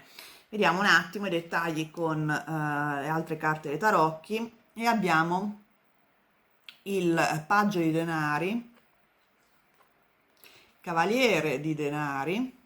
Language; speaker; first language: Italian; native; Italian